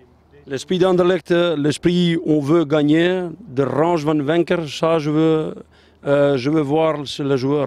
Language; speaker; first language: French; non-native, learner; Albanian